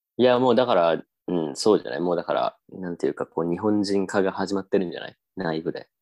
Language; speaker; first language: Japanese; native; Japanese